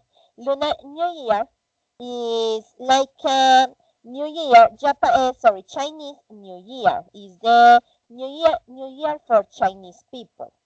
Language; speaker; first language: English; non-native, fluent; Spanish